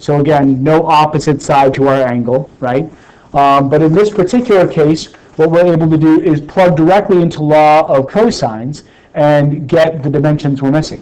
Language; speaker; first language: English; native; English